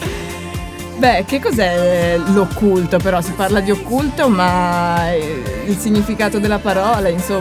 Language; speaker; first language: Italian; native; Italian